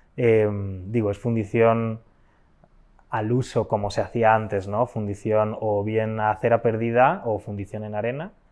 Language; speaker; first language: Spanish; native; Spanish